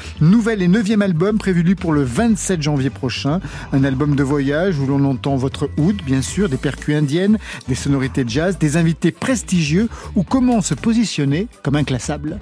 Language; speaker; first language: French; native; French